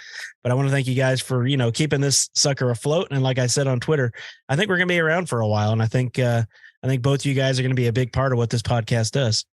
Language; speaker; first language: English; native; English